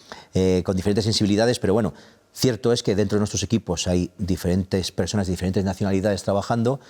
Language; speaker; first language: Spanish; native; Spanish